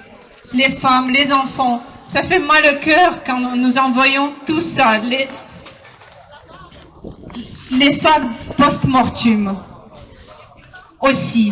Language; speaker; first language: French; non-native, fluent; Ukrainian